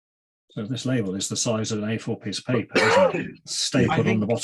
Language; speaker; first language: English; native; English